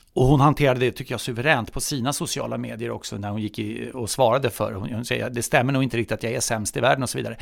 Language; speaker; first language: Swedish; native; Swedish